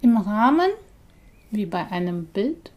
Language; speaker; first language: German; non-native, fluent; Persian